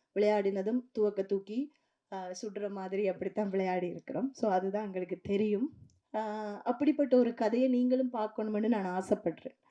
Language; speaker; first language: Tamil; native; Tamil